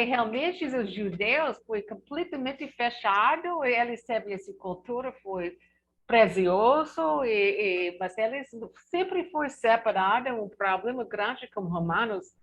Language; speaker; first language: Portuguese; non-native, learner; English